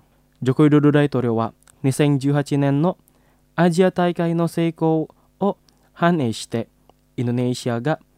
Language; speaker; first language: Japanese; non-native, fluent; Indonesian